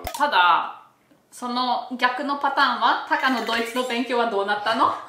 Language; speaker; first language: Japanese; non-native, fluent; German